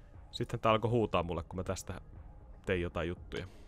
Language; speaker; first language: Finnish; native; Finnish